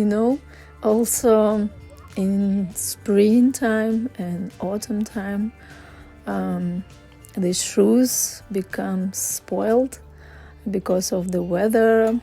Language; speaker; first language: English; non-native, fluent; Russian